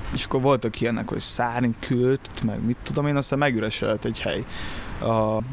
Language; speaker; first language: Hungarian; early bilingual, other home language; Portuguese